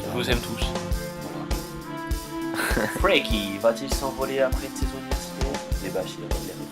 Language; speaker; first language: French; native; French